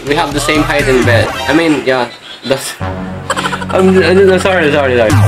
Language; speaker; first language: English; non-native, local second language; Filipino